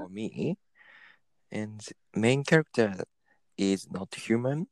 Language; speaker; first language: English; non-native, learner; Japanese